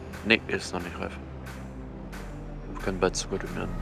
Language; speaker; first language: German; native; German